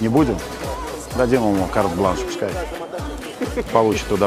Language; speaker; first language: Russian; native; Russian